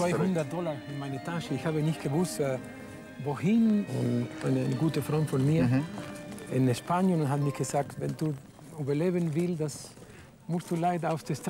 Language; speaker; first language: German; non-native, fluent; Spanish